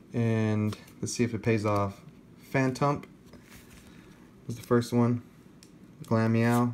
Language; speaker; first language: English; native; English